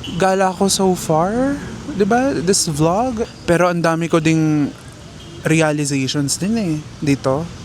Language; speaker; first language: Filipino; native; Filipino